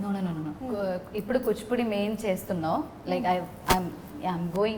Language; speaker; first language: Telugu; non-native, learner; Malayalam